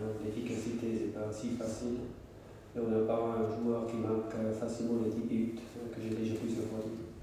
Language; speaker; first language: French; non-native, local second language; German